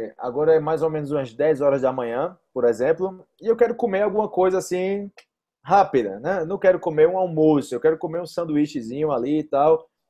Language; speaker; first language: Portuguese; native; Portuguese